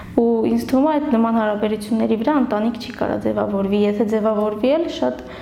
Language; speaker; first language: Armenian; non-native, local second language; Kurdish